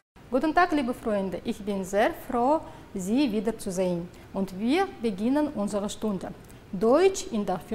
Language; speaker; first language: German; non-native, fluent; Uzbek